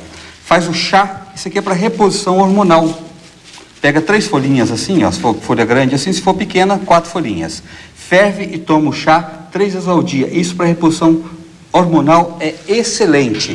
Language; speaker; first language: Portuguese; native; Portuguese